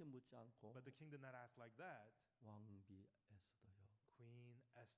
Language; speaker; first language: Korean; native; Korean